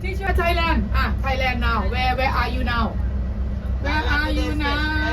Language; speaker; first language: English; non-native, learner; Thai